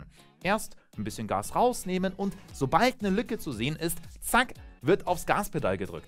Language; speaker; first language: German; native; German